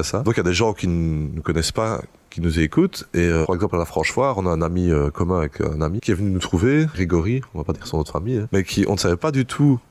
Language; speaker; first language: French; native; French